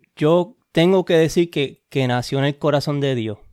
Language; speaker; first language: Spanish; early bilingual, heritage; Spanish